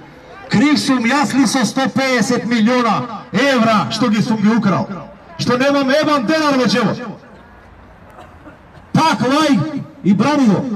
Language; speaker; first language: Macedonian; native; Macedonian